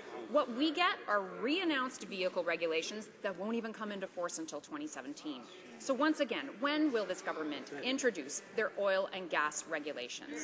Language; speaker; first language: English; native; English